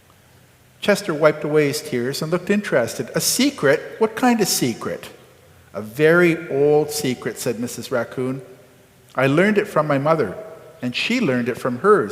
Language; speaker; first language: English; native; English